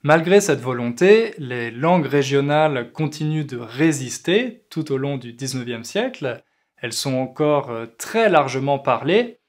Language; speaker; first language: French; native; French